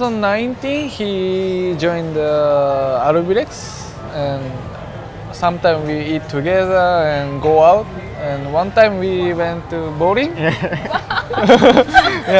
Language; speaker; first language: English; non-native, learner; Japanese